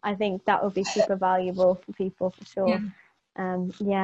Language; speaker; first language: English; native; English